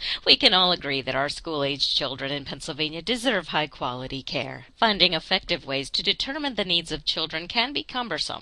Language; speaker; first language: English; native; English